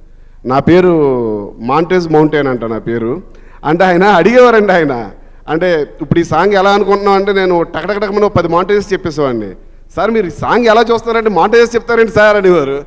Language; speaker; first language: Telugu; native; Telugu